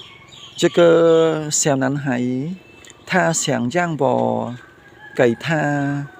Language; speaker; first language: Chinese; non-native, learner; Khmer